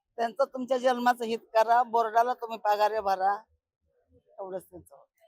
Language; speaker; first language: Marathi; native; Marathi